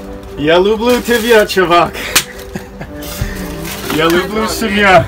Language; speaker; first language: Russian; non-native, learner; English